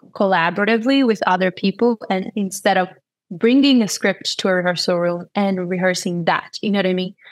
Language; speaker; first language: English; non-native, fluent; Portuguese